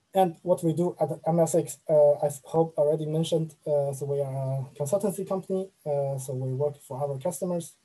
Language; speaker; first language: English; non-native, fluent; Chinese